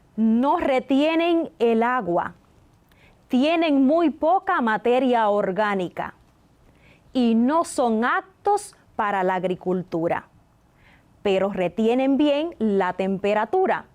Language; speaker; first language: Spanish; native; Spanish